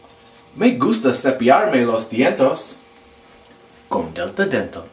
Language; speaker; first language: Spanish; non-native, learner; English